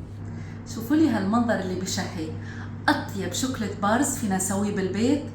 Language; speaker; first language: Arabic; native; Arabic